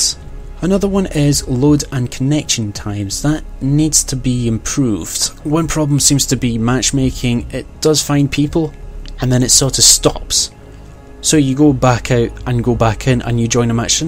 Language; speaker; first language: English; native; English